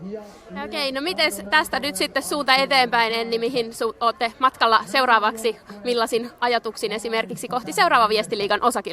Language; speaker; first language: Finnish; native; Finnish